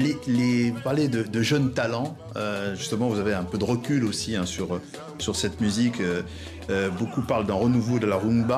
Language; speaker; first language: French; native; French